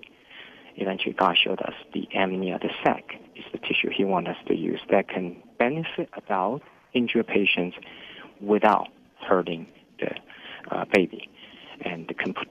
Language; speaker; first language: English; non-native, fluent; Chinese